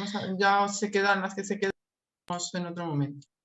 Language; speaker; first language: Spanish; native; Spanish